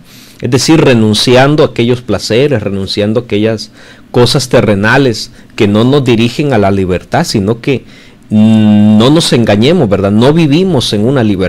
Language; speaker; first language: Spanish; native; Spanish